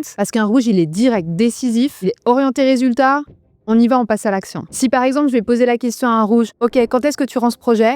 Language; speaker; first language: French; native; French